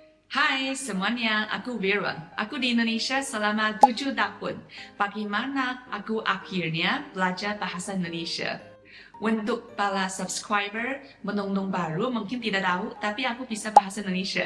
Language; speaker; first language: Indonesian; non-native, fluent; Chinese